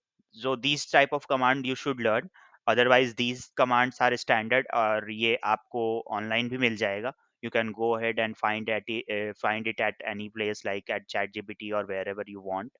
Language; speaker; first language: English; non-native, local second language; Hindi